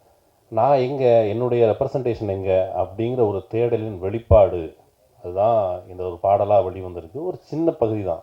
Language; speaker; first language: Tamil; native; Tamil